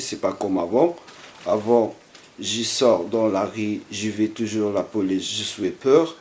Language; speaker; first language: French; non-native, learner; Arabic